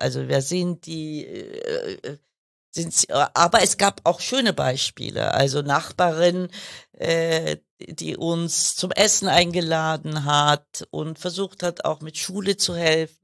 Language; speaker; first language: German; early bilingual, other home language; Kurdish